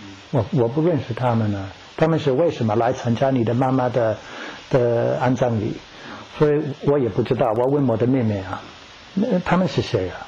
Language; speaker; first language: Chinese; non-native, learner; English